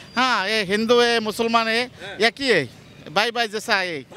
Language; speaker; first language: Hindi; non-native, learner; Bangla